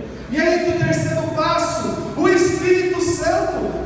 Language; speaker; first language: Portuguese; native; Portuguese